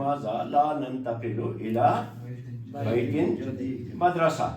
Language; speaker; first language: Arabic; non-native, fluent; Kashmiri